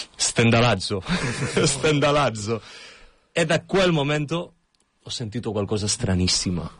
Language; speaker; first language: Italian; non-native, fluent; Catalan